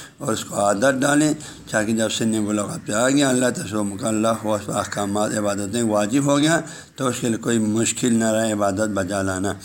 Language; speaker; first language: Urdu; native; Urdu